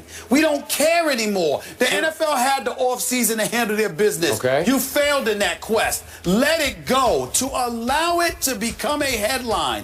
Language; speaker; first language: English; native; English